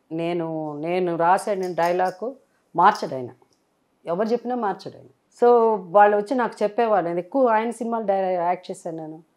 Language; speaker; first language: Telugu; native; Telugu